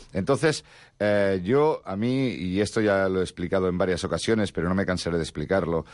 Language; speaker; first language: Spanish; non-native, local second language; Catalan